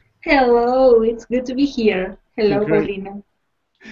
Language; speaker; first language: English; non-native, learner; Spanish